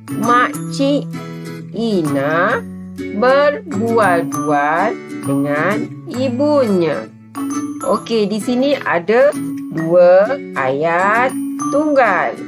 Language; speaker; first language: Malay; native; Malay